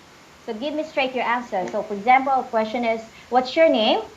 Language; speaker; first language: English; non-native, fluent; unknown